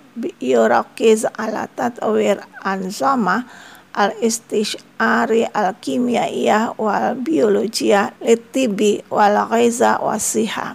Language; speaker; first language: Arabic; non-native, fluent; Indonesian